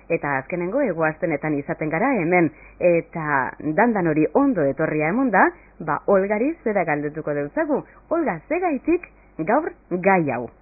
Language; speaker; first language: Basque; native; Basque